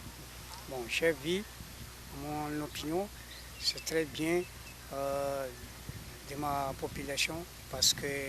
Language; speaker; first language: French; non-native, local second language; Malagasy